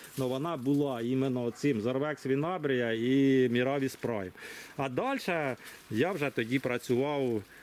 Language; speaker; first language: Ukrainian; non-native, local second language; Russian